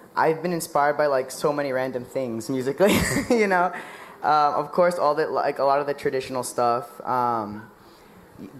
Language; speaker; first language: English; native; English